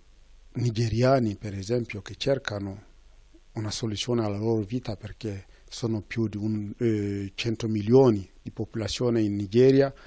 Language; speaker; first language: Italian; non-native, fluent; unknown